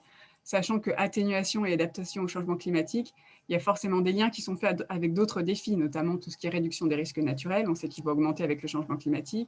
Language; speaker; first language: French; native; French